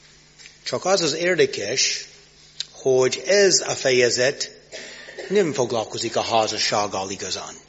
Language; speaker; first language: Hungarian; non-native, learner; English